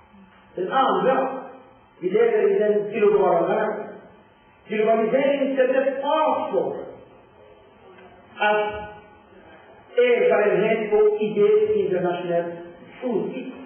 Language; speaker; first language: Swedish; non-native, fluent; Persian